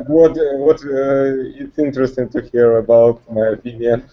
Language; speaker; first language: English; non-native, learner; Russian